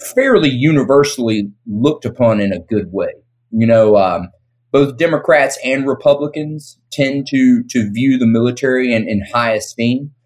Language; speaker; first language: English; native; English